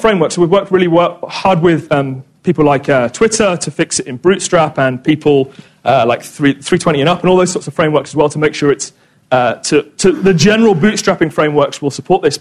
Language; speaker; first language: English; native; English